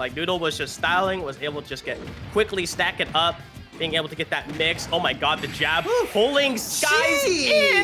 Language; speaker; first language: English; native; English